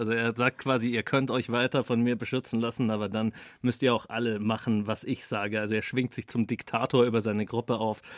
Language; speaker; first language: German; native; German